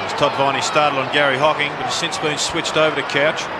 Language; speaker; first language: English; native; English